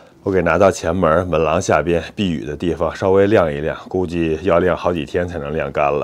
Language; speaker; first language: Chinese; native; Chinese